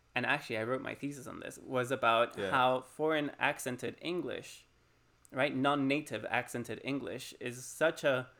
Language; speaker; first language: English; early bilingual, other home language; Spanish